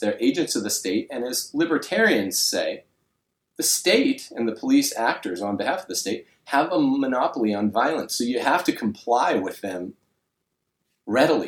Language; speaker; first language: English; native; English